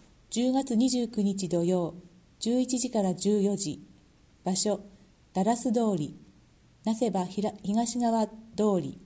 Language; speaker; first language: Japanese; native; Japanese